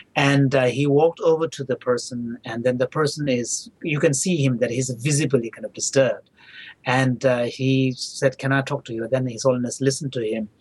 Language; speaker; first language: English; non-native, local second language; Tibetan